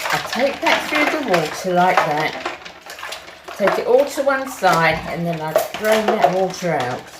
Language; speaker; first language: English; native; English